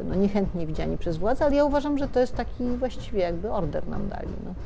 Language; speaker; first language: Polish; native; Polish